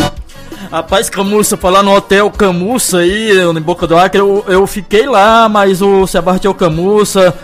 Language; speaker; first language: Portuguese; native; Portuguese